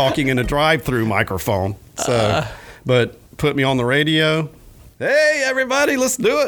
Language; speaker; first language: English; native; English